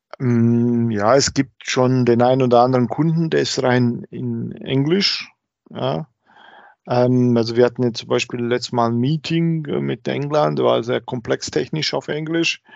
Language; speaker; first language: German; early bilingual, other home language; Croatian